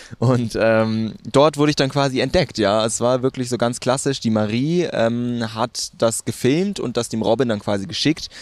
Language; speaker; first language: German; native; German